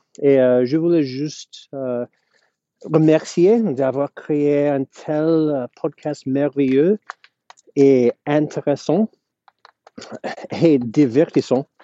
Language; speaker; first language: French; non-native, fluent; English